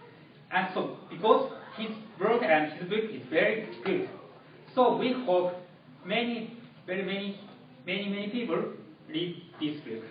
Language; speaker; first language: English; non-native, learner; Japanese